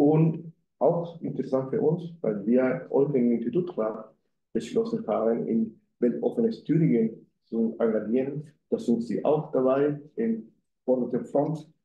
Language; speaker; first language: German; non-native, fluent; Spanish